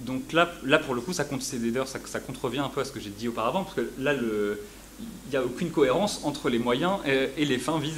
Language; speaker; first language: French; native; French